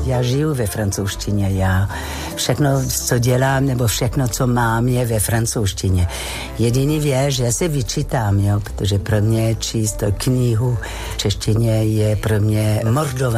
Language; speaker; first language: Czech; non-native, fluent; French